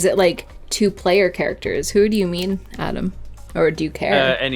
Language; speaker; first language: English; native; English